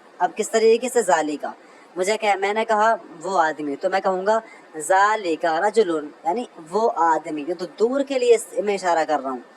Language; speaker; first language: Urdu; native; Urdu